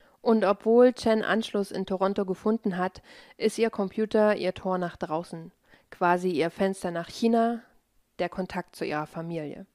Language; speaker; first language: German; native; German